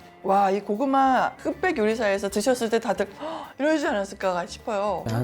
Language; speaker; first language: Korean; native; Korean